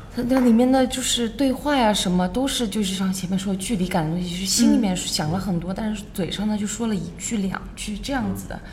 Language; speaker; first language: Chinese; non-native, local second language; Wu Chinese